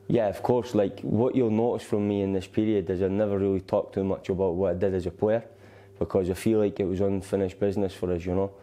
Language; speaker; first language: English; native; English